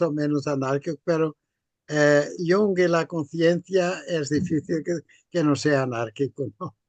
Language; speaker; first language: Spanish; non-native, fluent; Portuguese